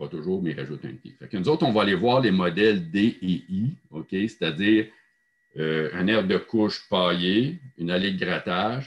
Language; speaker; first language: French; native; French